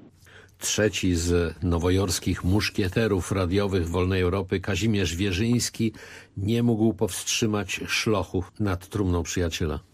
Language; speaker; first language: Polish; native; Polish